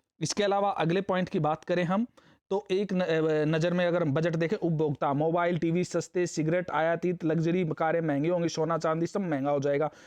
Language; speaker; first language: Hindi; native; Hindi